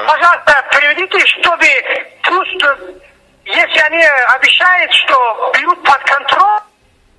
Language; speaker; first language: Russian; non-native, fluent; Tajik